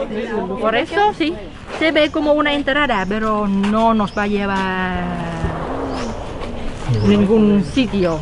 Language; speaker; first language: Spanish; non-native, fluent; Vietnamese